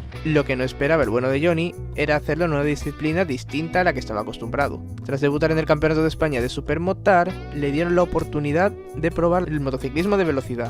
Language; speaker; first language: Spanish; native; Spanish